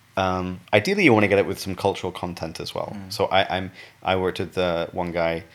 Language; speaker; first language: English; native; English